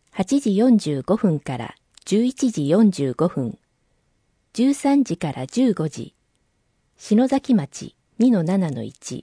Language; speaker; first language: Japanese; native; Japanese